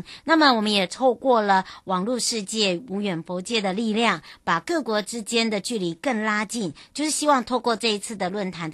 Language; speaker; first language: Chinese; native; Chinese